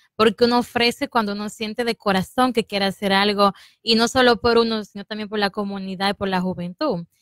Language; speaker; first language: Spanish; native; Spanish